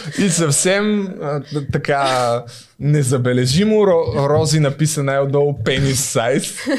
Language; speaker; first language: Bulgarian; native; Bulgarian